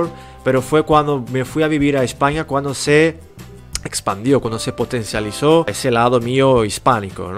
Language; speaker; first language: Spanish; early bilingual, heritage; Spanish